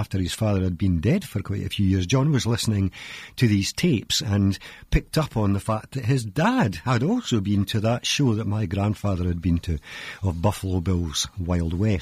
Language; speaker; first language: English; native; English